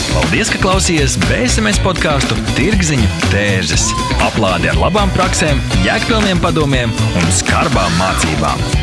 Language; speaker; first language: Latvian; non-native, local second language; Russian